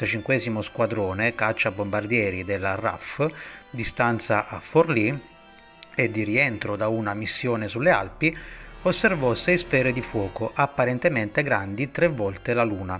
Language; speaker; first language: Italian; native; Italian